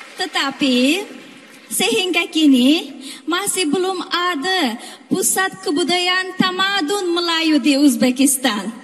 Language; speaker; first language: Malay; non-native, fluent; Uzbek